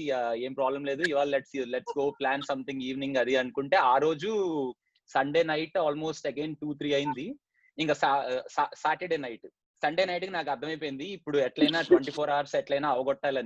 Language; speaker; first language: Telugu; native; Telugu